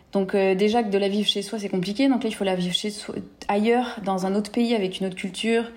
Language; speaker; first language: French; native; French